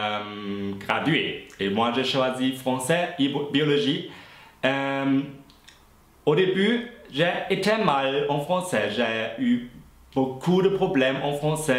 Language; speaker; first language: French; non-native, fluent; German